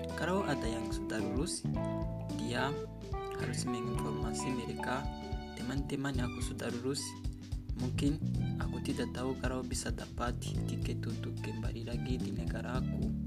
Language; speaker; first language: Indonesian; non-native, learner; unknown